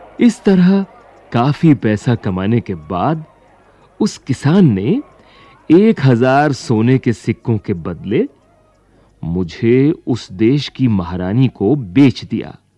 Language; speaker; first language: Hindi; native; Hindi